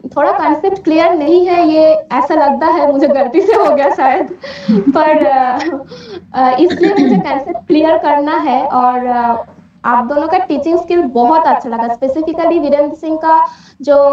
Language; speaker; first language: Hindi; native; Hindi